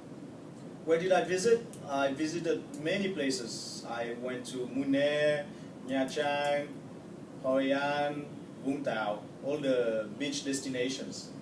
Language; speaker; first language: English; non-native, fluent; French